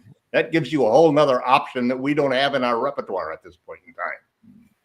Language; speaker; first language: English; native; English